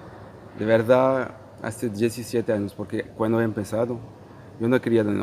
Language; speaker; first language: Spanish; non-native, fluent; Portuguese